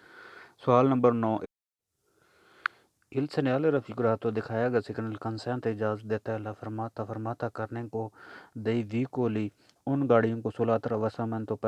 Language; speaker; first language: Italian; non-native, learner; Urdu